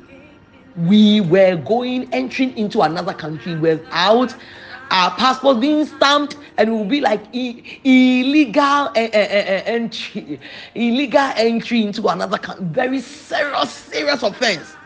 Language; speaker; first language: English; non-native, local second language; Akan